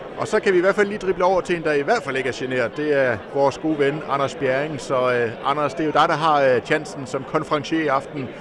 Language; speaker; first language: Danish; native; Danish